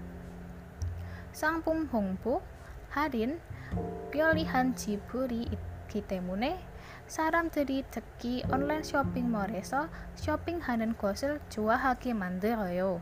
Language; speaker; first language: Korean; non-native, learner; Indonesian